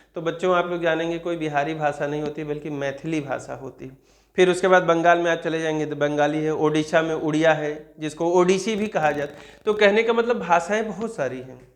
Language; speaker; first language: Hindi; native; Hindi